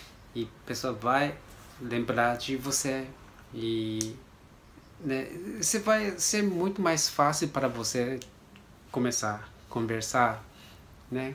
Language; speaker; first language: Portuguese; non-native, learner; Japanese